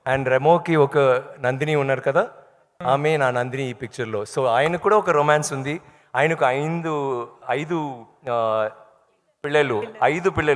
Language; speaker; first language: Telugu; non-native, learner; Tamil